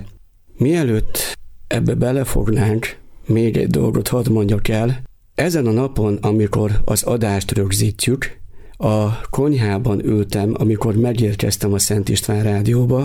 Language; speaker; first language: Hungarian; native; Hungarian